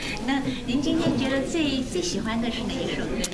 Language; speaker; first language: Chinese; native; Chinese